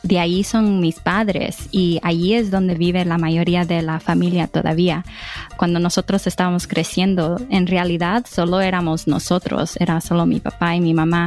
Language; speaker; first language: Spanish; early bilingual, heritage; English